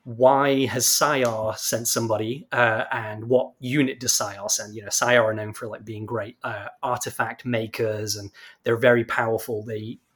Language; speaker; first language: English; native; English